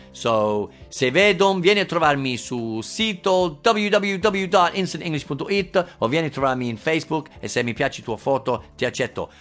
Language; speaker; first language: Italian; non-native, fluent; English